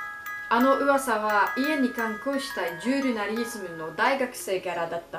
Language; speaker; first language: Japanese; non-native, learner; French